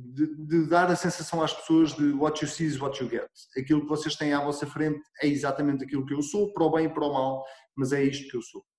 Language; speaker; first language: Portuguese; native; Portuguese